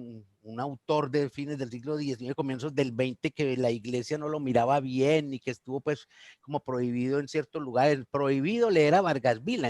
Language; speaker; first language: Spanish; native; Spanish